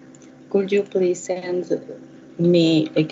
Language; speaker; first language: English; non-native, learner; Spanish